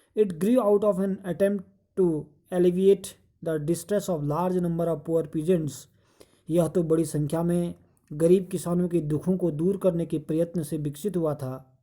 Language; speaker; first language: Hindi; native; Hindi